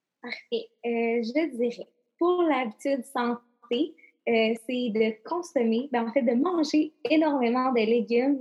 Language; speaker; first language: French; native; French